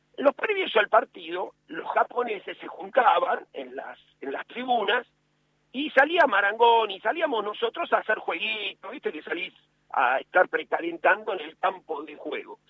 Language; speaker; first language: Spanish; native; Spanish